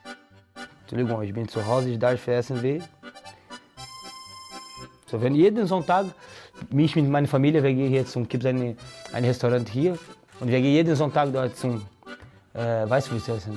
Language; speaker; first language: German; non-native, learner; Portuguese